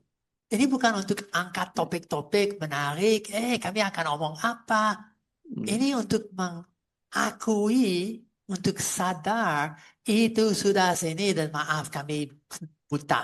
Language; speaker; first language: Indonesian; non-native, fluent; English